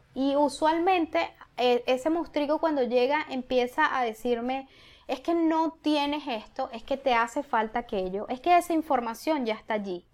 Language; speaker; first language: Spanish; native; Spanish